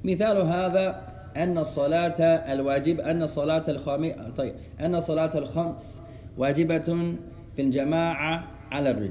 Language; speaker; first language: Arabic; non-native, fluent; English